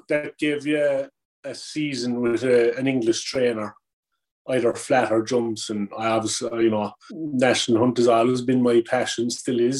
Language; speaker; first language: English; native; English